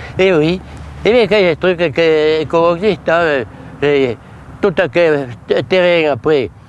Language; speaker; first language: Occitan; native; Occitan